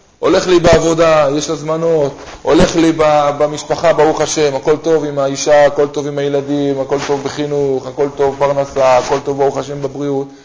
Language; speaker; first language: Hebrew; native; Hebrew